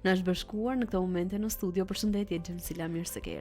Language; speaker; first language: Albanian; native; Albanian